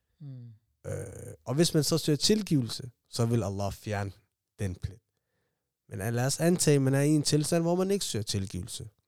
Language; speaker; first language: Danish; early bilingual, other home language; Somali